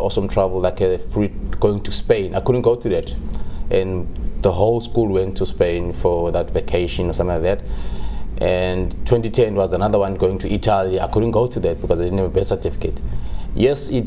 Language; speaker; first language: English; non-native, local second language; Xhosa